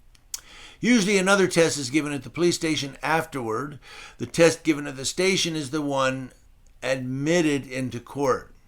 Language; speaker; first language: English; native; English